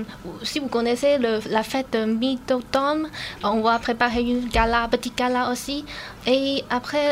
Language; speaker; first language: French; non-native, learner; Chinese